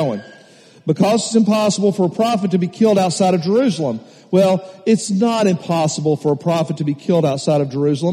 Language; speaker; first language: English; native; English